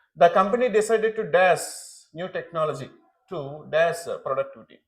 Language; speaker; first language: English; non-native, local second language; Telugu